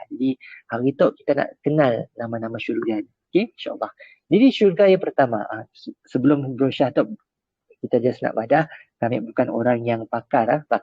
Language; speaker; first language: Malay; native; Malay